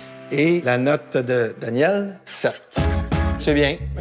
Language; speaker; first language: French; native; French